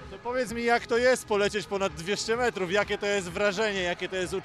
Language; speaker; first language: Polish; native; Polish